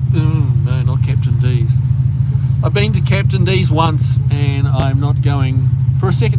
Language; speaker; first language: English; native; English